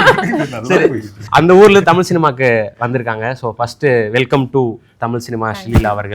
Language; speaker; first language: Tamil; native; Tamil